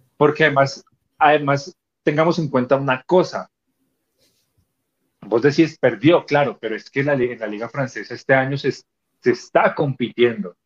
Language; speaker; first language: Spanish; native; Spanish